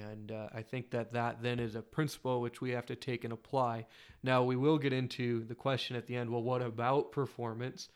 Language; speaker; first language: English; native; English